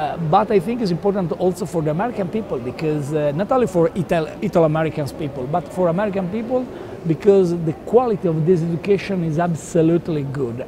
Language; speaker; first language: English; non-native, learner; Italian